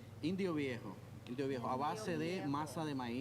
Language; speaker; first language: Spanish; native; Spanish